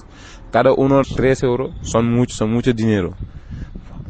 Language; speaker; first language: Spanish; non-native, learner; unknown